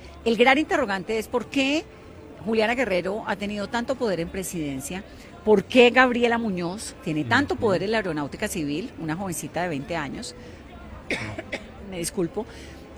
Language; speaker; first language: Spanish; native; Spanish